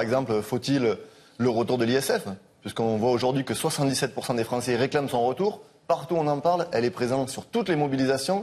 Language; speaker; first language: French; native; French